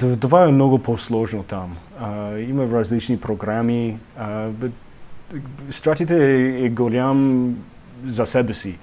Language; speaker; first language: Bulgarian; non-native, learner; English